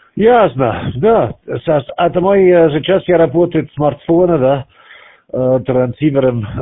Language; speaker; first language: Russian; non-native, learner; German